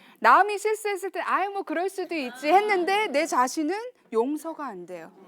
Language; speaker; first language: Korean; early bilingual, heritage; Korean